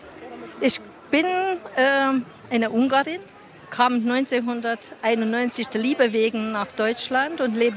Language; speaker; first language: German; non-native, fluent; Hungarian